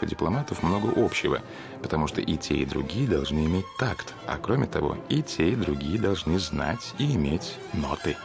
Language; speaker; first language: Russian; native; Russian